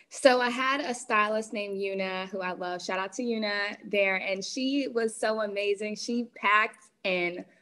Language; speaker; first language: English; native; English